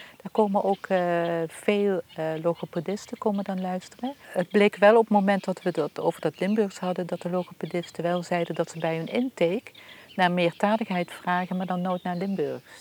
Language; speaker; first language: Dutch; native; Dutch